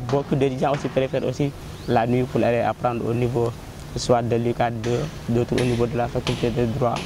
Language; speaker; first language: French; non-native, local second language; Wolof